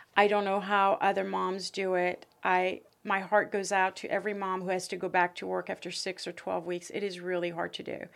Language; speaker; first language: English; early bilingual, other home language; French